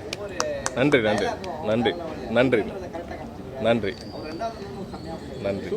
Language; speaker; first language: Tamil; native; Tamil